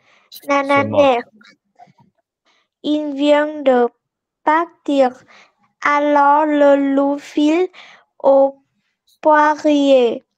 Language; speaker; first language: French; non-native, learner; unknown